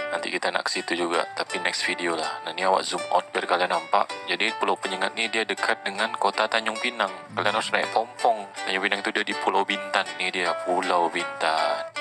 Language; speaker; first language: Malay; native; Malay